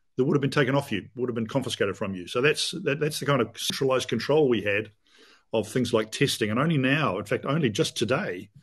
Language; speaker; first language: English; native; English